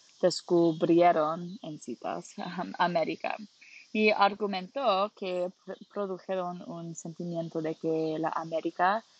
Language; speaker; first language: Spanish; non-native, learner; English